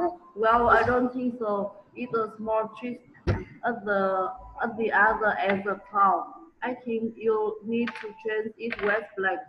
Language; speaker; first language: English; non-native, learner; Vietnamese